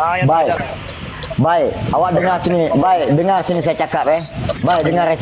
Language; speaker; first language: Malay; native; Malay